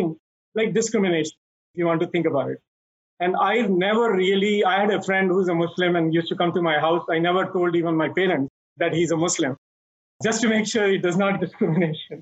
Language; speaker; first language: English; non-native, local second language; Hindi